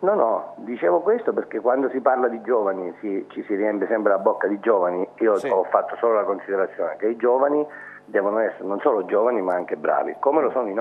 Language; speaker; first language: Italian; native; Italian